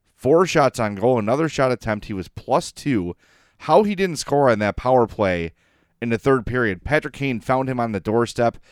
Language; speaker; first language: English; native; English